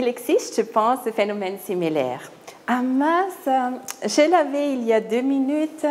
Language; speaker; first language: French; non-native, fluent; German